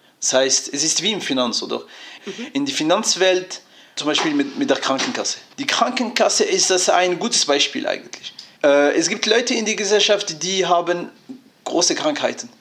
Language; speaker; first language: German; non-native, fluent; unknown